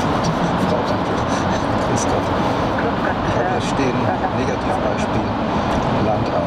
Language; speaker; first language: German; native; German